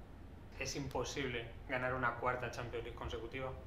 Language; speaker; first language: Spanish; native; Spanish